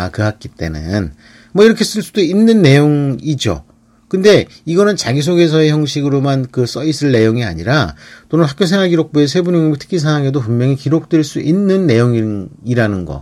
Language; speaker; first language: Korean; native; Korean